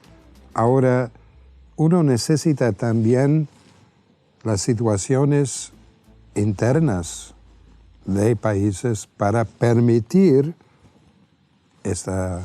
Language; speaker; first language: Spanish; non-native, fluent; English